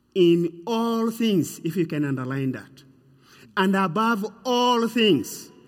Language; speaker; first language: English; non-native, fluent; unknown